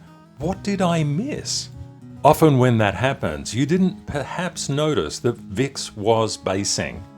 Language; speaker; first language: English; native; English